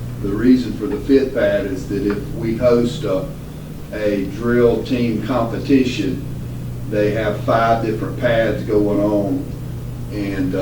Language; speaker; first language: English; native; English